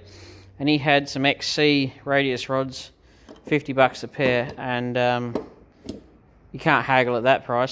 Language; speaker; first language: English; native; English